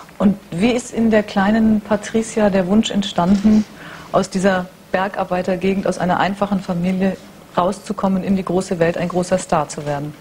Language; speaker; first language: German; native; German